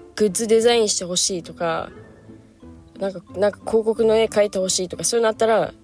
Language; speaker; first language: Japanese; native; Japanese